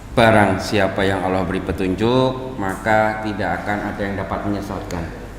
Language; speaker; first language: Indonesian; native; Indonesian